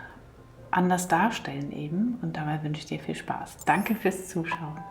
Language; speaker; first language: German; native; German